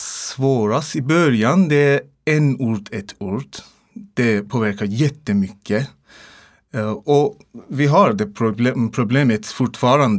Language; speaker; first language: Swedish; non-native, learner; Persian